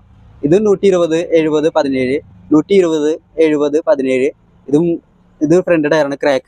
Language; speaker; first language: Malayalam; non-native, local second language; Hindi